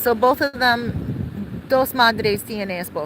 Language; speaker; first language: Spanish; non-native, learner; English